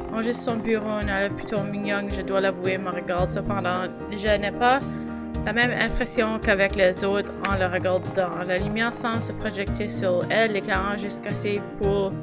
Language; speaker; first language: French; native; French